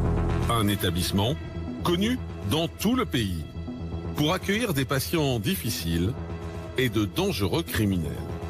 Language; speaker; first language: French; native; French